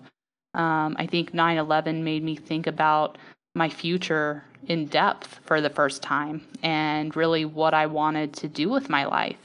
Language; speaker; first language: English; native; English